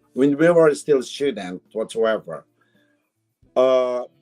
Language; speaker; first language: English; non-native, local second language; Filipino